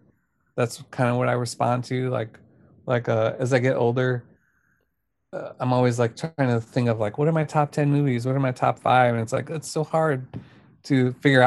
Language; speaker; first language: English; native; English